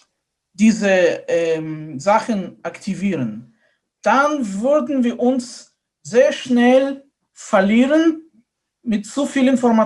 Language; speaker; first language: German; non-native, fluent; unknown